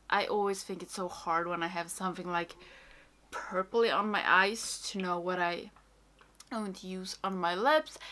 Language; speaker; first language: English; non-native, fluent; Swedish